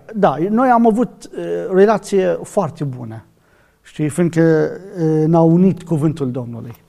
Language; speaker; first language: Romanian; non-native, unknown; Arabic